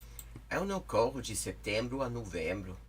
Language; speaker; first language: Portuguese; non-native, learner; English